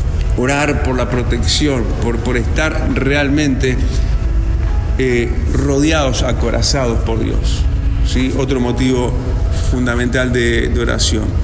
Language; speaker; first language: Spanish; native; Spanish